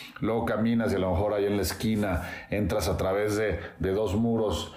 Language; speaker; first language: Spanish; native; Spanish